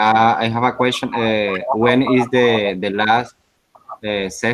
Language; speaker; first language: English; non-native, learner; Spanish